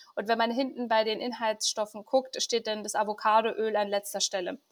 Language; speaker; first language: German; early bilingual, other home language; Persian